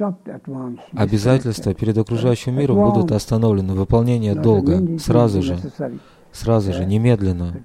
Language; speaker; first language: Russian; native; Russian